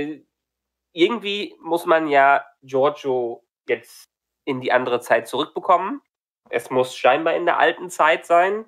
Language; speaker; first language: German; native; German